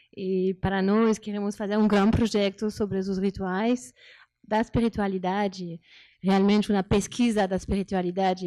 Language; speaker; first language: Portuguese; non-native, learner; French